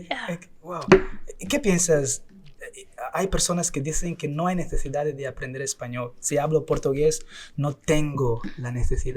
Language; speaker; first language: Spanish; non-native, learner; Portuguese